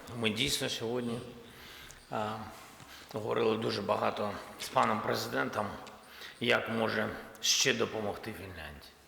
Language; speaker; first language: Ukrainian; non-native, local second language; Russian